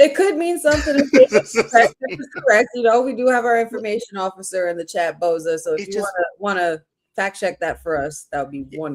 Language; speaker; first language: English; native; English